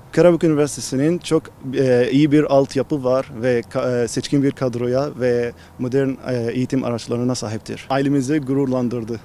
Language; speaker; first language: Turkish; non-native, fluent; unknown